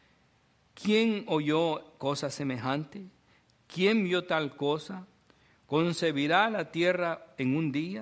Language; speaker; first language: Spanish; native; Spanish